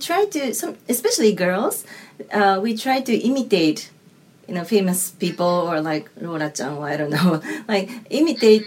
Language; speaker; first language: English; non-native, fluent; Japanese